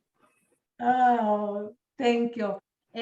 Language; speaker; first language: English; non-native, learner; Portuguese